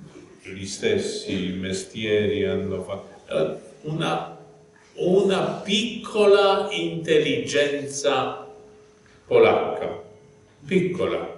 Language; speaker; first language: Italian; non-native, fluent; Polish